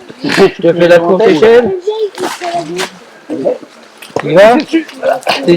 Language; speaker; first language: French; native; French